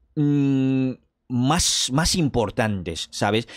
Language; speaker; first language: Spanish; non-native, fluent; French